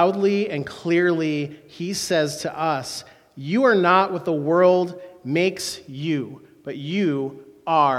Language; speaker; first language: English; native; English